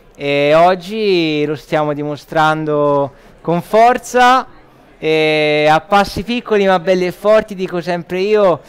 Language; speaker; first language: Italian; native; Italian